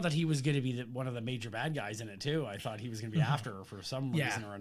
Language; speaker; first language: English; native; English